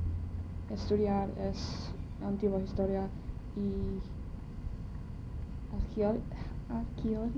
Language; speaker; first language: Spanish; non-native, learner; English